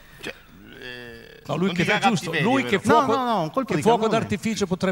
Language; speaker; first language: Italian; native; Italian